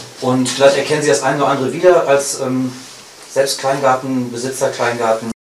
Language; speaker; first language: German; native; German